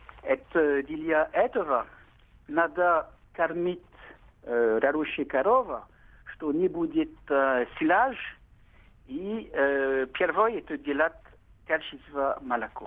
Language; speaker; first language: Russian; non-native, learner; French